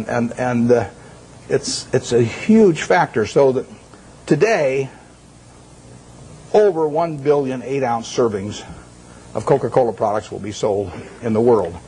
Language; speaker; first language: English; native; English